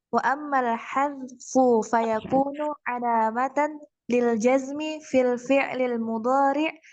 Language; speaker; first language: Arabic; non-native, learner; Indonesian